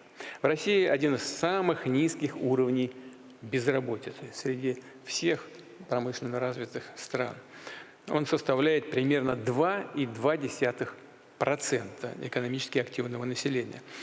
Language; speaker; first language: Russian; native; Russian